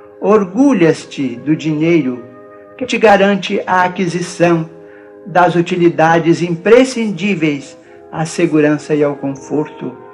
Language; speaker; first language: Portuguese; native; Portuguese